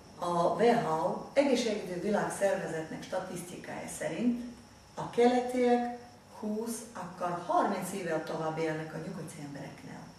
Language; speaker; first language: Hungarian; non-native, fluent; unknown